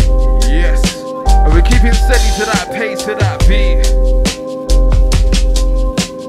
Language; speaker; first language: English; native; English